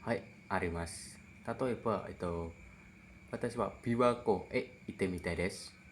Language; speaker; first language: Japanese; non-native, learner; Indonesian